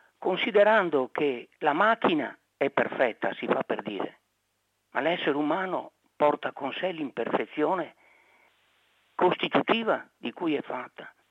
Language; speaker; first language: Italian; native; Italian